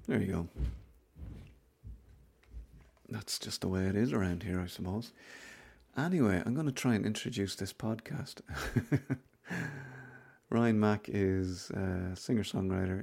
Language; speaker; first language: English; native; English